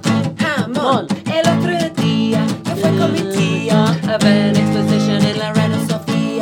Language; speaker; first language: Spanish; non-native, fluent; English